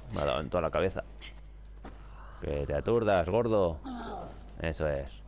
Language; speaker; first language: Spanish; native; Spanish